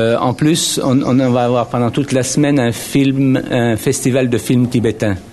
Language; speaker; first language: French; native; French